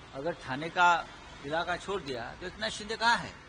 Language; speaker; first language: Hindi; non-native, local second language; Marathi